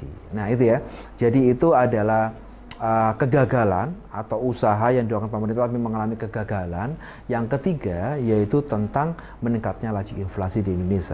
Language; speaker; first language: Indonesian; native; Indonesian